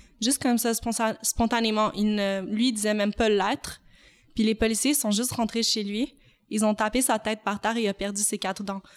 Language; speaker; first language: French; native; French